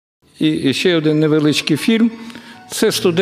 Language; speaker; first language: Polish; non-native, learner; Ukrainian